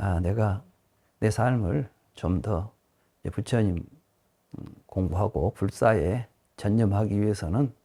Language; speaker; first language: Korean; native; Korean